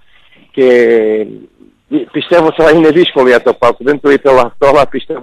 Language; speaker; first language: Greek; non-native, fluent; Portuguese